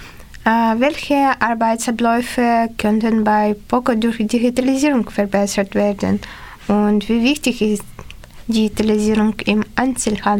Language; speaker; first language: German; non-native, learner; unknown